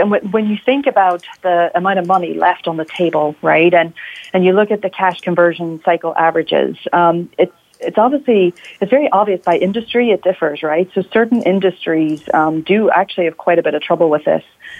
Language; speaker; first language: English; native; English